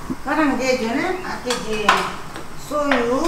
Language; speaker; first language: Portuguese; non-native, local second language; Korean